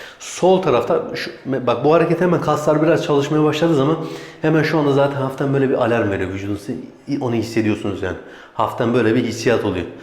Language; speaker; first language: Turkish; native; Turkish